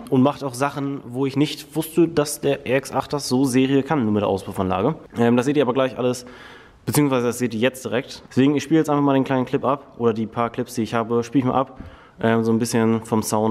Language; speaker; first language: German; native; German